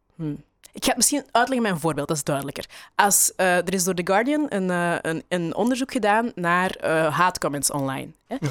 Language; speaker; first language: Dutch; native; Dutch